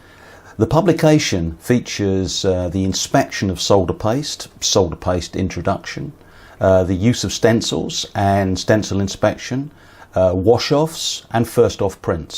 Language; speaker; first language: English; native; English